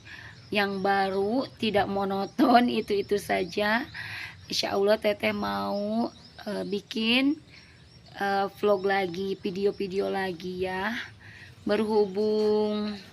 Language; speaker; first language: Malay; non-native, local second language; Sundanese